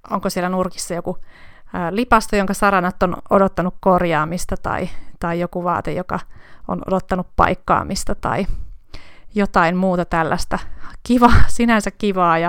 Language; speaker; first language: Finnish; native; Finnish